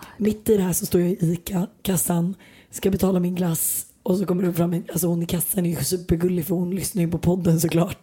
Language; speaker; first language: Swedish; native; Swedish